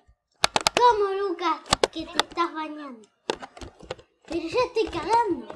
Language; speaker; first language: Spanish; native; Spanish